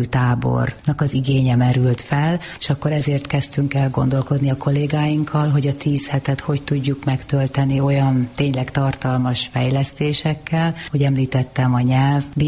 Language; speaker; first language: Hungarian; native; Hungarian